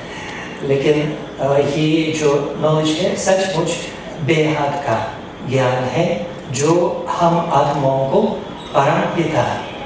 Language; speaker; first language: Hindi; non-native, fluent; Russian